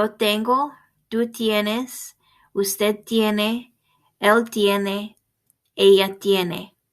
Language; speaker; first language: Spanish; non-native, fluent; English